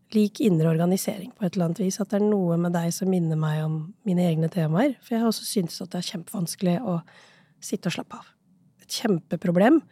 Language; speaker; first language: Norwegian; early bilingual, other home language; Urdu